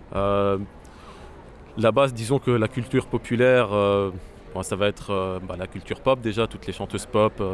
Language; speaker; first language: French; non-native, local second language; Arabic